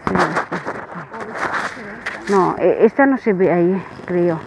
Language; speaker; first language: Spanish; non-native, learner; Filipino